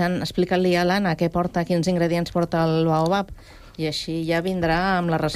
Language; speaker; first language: Catalan; native; Catalan